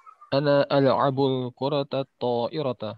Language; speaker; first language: Arabic; non-native, learner; Indonesian